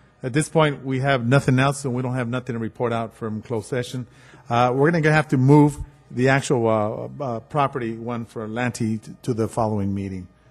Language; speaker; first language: English; early bilingual, other home language; Spanish